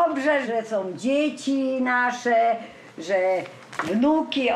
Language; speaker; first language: Polish; native; Polish